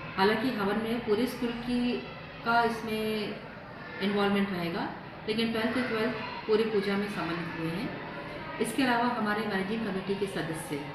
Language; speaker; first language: Hindi; native; Hindi